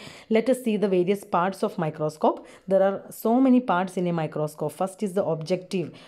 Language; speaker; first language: English; non-native, local second language; Malayalam